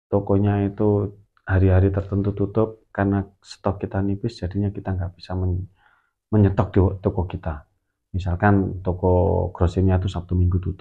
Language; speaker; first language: Indonesian; native; Indonesian